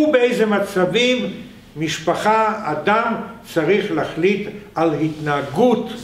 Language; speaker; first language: Hebrew; non-native, fluent; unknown